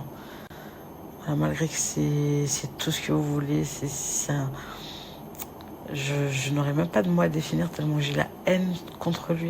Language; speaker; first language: French; native; French